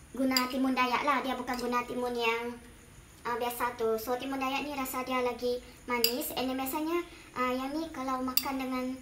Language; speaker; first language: Malay; non-native, local second language; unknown